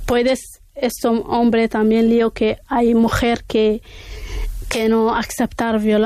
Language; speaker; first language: Spanish; non-native, learner; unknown